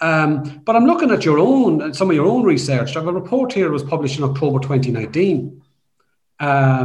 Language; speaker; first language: English; native; English